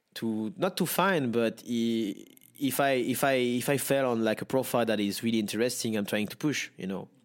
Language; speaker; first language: English; non-native, fluent; French